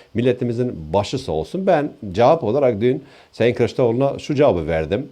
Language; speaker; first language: Turkish; native; Turkish